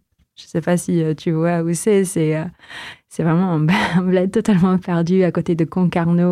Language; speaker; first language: French; non-native, fluent; Filipino